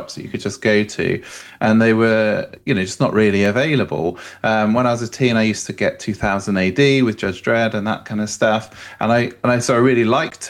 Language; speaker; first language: English; native; English